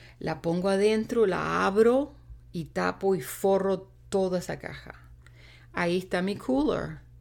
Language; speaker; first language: Spanish; native; Spanish